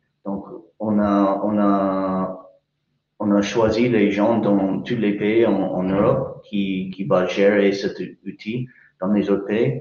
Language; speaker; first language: French; non-native, fluent; English